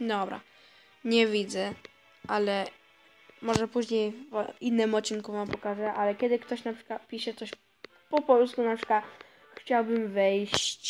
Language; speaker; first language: Polish; early bilingual, heritage; Polish